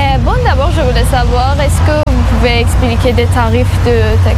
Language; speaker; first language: French; non-native, learner; Persian